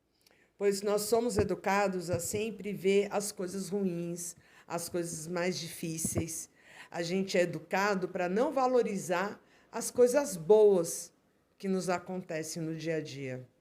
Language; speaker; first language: Portuguese; native; Portuguese